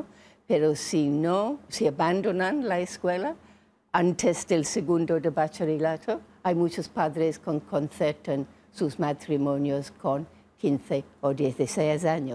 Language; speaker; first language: Spanish; non-native, fluent; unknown